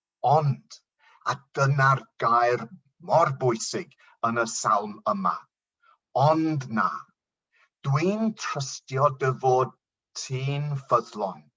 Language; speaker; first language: Welsh; non-native, local second language; English